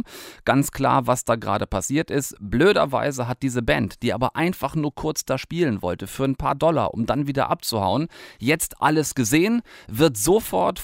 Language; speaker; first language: German; native; German